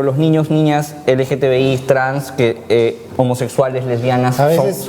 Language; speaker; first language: Spanish; native; Spanish